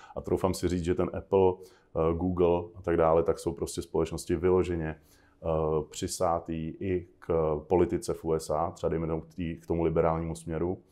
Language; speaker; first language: Czech; native; Czech